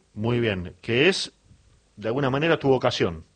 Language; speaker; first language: Spanish; native; Spanish